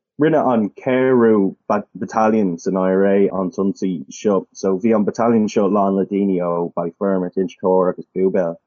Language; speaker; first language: Irish; non-native, local second language; English